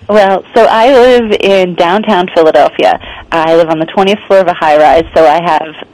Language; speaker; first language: English; native; English